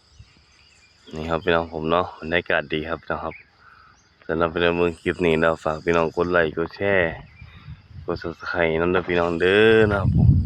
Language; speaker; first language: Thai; non-native, local second language; Northeastern Thai